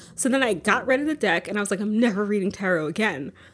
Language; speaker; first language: English; native; English